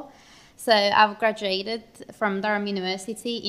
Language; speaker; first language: English; non-native, fluent; Turkish